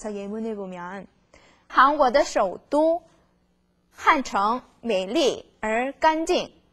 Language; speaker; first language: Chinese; non-native, fluent; Korean